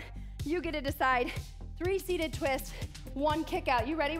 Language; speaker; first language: English; native; English